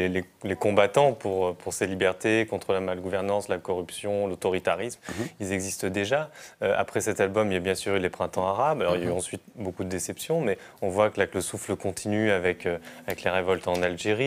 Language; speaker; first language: French; native; French